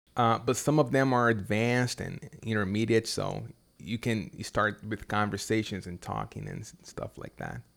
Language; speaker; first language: English; non-native, fluent; Portuguese